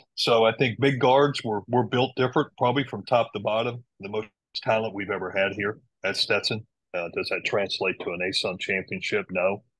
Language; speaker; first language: English; native; English